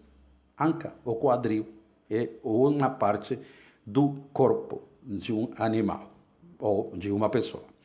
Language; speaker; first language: Portuguese; non-native, fluent; Spanish